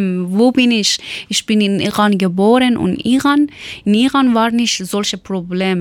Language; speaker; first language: German; non-native, learner; Persian